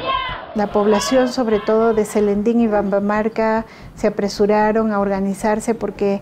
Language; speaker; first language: Spanish; native; Spanish